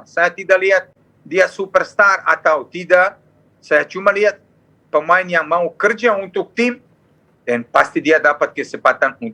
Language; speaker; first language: Indonesian; non-native, fluent; Serbian